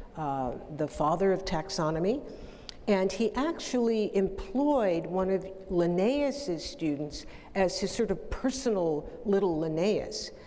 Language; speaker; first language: English; native; English